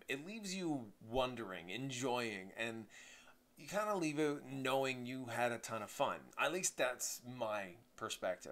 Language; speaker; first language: English; native; English